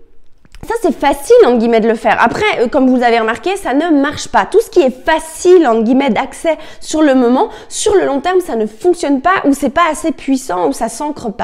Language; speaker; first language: French; native; French